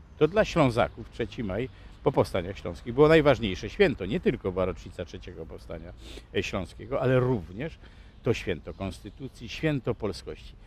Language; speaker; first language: Polish; native; Polish